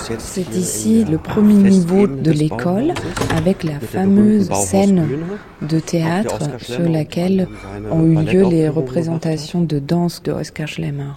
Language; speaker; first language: French; native; French